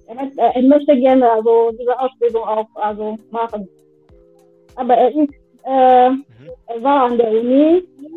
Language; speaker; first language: German; non-native, fluent; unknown